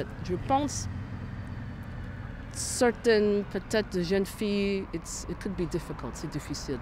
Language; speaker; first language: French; non-native, learner; English